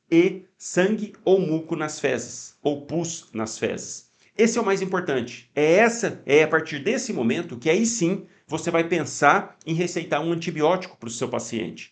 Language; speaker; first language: Portuguese; native; Portuguese